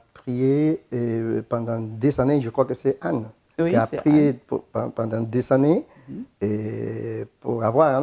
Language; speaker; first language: French; non-native, fluent; Spanish